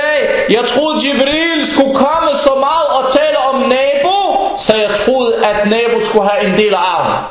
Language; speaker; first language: Danish; non-native, local second language; Arabic